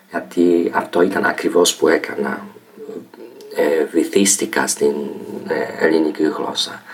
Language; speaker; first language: Greek; non-native, fluent; Polish